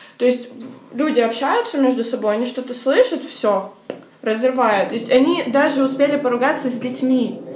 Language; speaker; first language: Russian; native; Russian